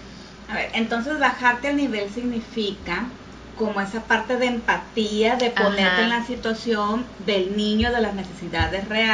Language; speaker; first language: Spanish; native; Spanish